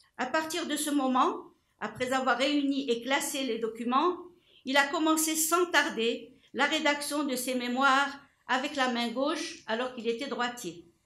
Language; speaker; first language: French; non-native, local second language; Arabic